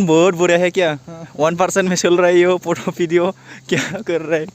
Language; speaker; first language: Hindi; non-native, local second language; Assamese